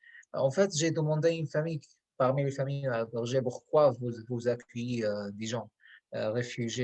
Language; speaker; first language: French; non-native, fluent; Arabic